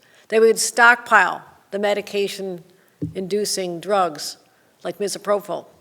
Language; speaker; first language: English; native; English